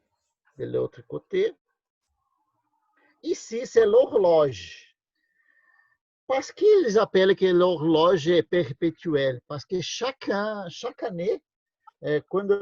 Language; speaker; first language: French; non-native, learner; Portuguese